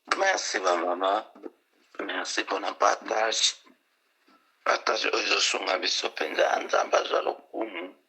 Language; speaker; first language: Lingala; native; Lingala